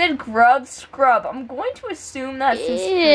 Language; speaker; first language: English; native; English